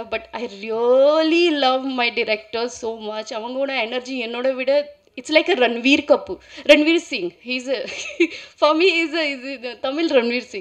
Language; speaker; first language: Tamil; non-native, learner; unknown